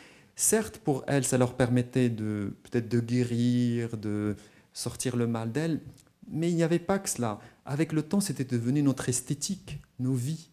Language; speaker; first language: French; non-native, local second language; Arabic